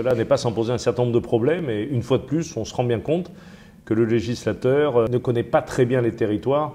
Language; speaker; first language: French; native; French